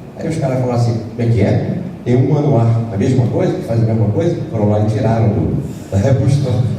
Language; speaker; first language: Portuguese; native; Portuguese